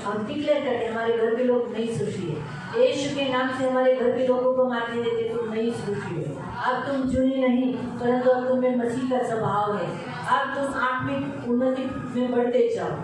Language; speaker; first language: Hindi; non-native, local second language; Marathi